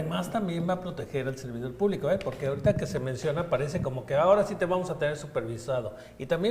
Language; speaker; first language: Spanish; native; Spanish